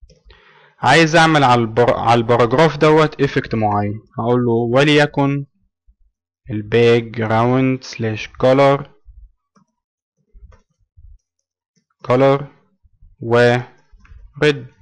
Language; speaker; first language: Arabic; native; Arabic